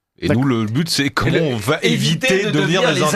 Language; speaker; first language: French; native; French